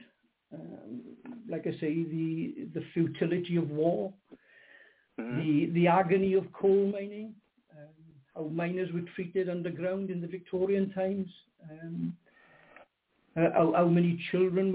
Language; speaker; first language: English; native; English